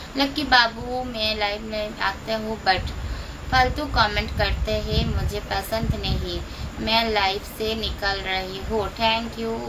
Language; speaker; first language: Hindi; non-native, local second language; Bangla